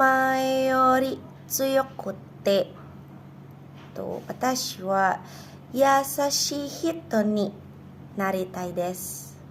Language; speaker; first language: Japanese; non-native, learner; Indonesian